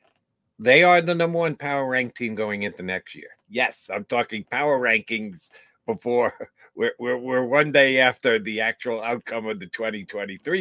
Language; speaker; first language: English; native; English